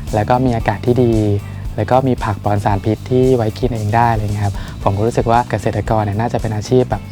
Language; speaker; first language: Thai; native; Thai